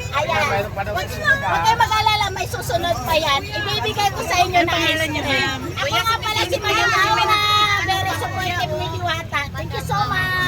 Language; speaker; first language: Filipino; native; Filipino